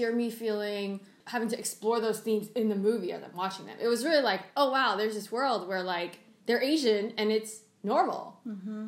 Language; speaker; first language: English; early bilingual, other home language; Cantonese